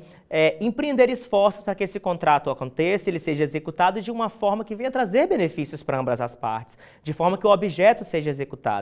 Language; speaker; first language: Portuguese; native; Portuguese